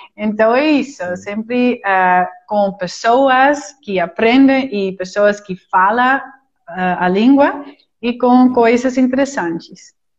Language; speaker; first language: Portuguese; non-native, fluent; Dutch